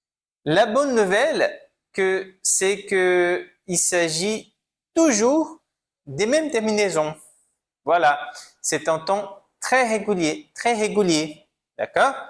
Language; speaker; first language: French; non-native, fluent; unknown